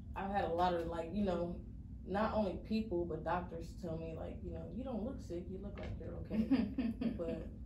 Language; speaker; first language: English; native; English